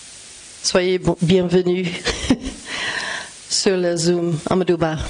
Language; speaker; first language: French; non-native, fluent; English